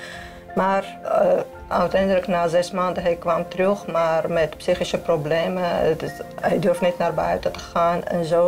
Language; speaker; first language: Dutch; non-native, learner; Armenian